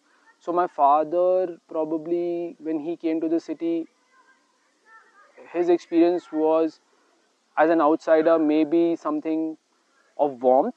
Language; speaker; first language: English; non-native, local second language; Hindi